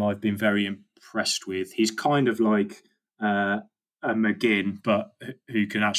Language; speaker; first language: English; native; English